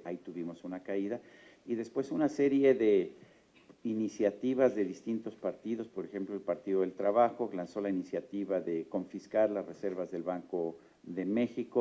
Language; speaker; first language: Spanish; native; Spanish